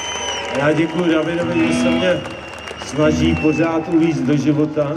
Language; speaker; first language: Czech; native; Czech